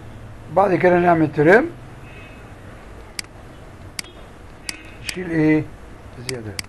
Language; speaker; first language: Arabic; native; Arabic